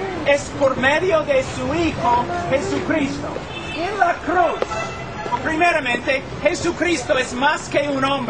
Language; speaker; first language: Spanish; non-native, fluent; English